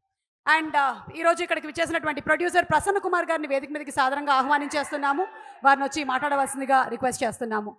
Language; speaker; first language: Telugu; native; Telugu